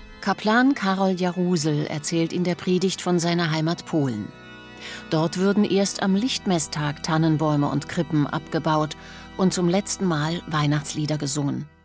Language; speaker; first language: German; native; German